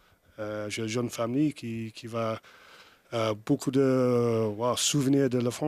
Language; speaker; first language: French; non-native, fluent; English